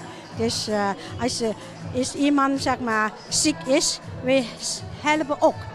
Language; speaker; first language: Dutch; non-native, learner; Cantonese